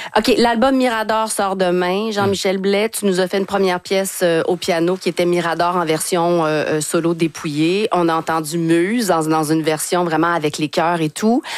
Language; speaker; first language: French; native; French